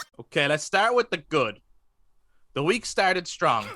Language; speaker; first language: English; native; English